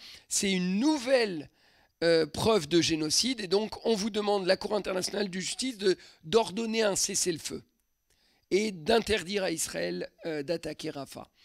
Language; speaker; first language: French; native; French